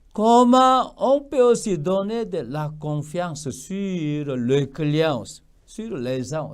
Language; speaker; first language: French; non-native, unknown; Korean